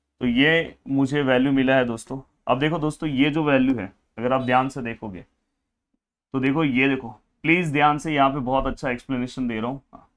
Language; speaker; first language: Hindi; non-native, local second language; Marathi